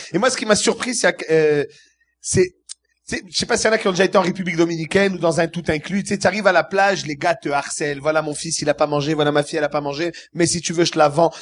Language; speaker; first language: French; early bilingual, other home language; Arabic